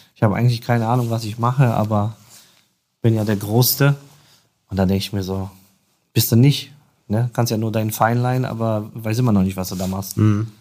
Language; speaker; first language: German; non-native, fluent; Polish